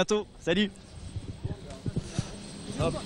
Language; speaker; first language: French; native; French